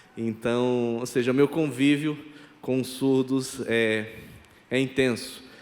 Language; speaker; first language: Portuguese; non-native, local second language; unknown